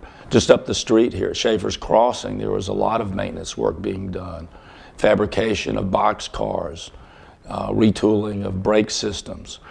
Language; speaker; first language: English; native; English